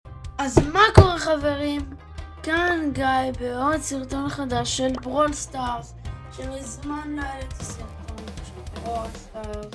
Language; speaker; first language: Hebrew; native; Hebrew